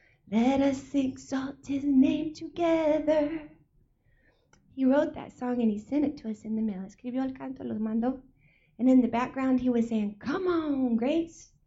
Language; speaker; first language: English; early bilingual, other home language; Spanish